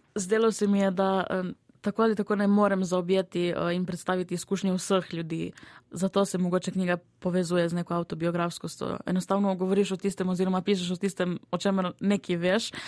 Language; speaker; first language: Slovenian; early bilingual, other home language; Serbian